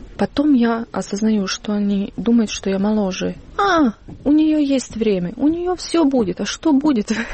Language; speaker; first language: Russian; non-native, fluent; Serbian